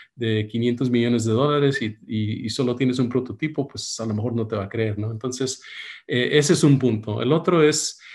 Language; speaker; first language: Spanish; early bilingual, heritage; Spanish